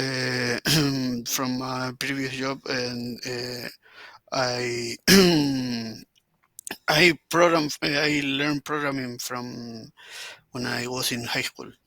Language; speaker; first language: English; non-native, learner; Spanish